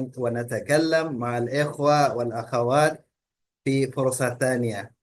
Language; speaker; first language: Arabic; early bilingual, heritage; Indonesian